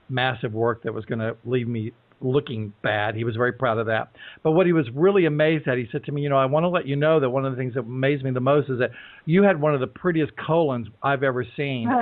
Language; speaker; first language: English; native; English